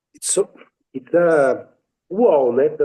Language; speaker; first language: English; non-native, learner; Portuguese